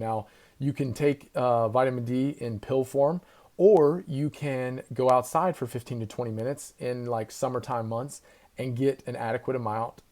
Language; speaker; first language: English; native; English